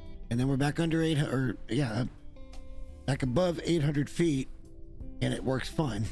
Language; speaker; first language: English; native; English